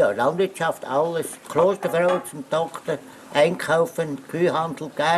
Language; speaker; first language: German; non-native, learner; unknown